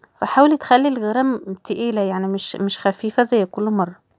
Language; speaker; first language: Arabic; native; Arabic